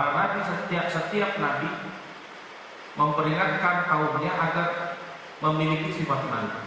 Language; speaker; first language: Indonesian; native; Indonesian